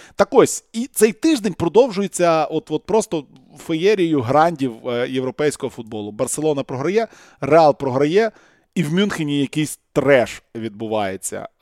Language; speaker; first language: Ukrainian; non-native, local second language; Russian